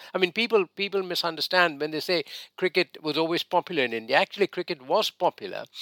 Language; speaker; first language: English; non-native, local second language; Bangla